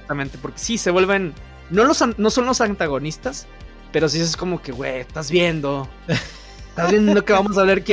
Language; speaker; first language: Spanish; native; Spanish